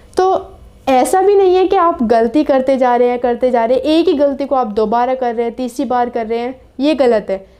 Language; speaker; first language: Hindi; native; Hindi